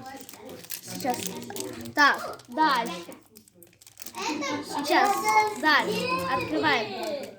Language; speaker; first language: Russian; native; Russian